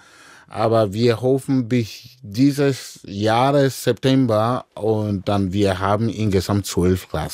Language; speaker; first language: German; non-native, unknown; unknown